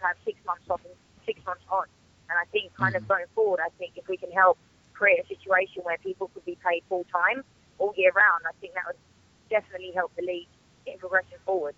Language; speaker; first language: English; native; English